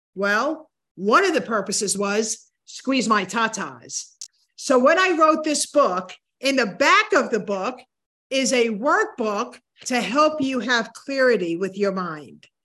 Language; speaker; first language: English; native; English